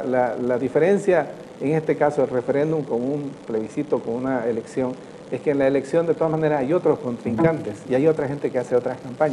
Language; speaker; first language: Spanish; native; Spanish